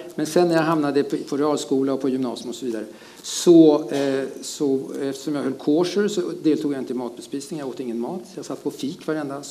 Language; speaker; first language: Swedish; early bilingual, other home language; German